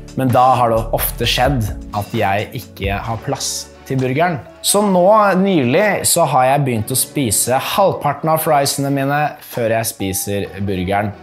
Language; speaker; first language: Norwegian; early bilingual, other home language; English